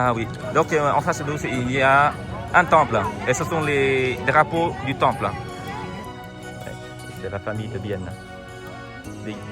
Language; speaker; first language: French; non-native, fluent; Vietnamese